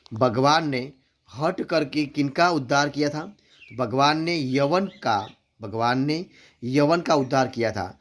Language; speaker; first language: Hindi; non-native, local second language; Gujarati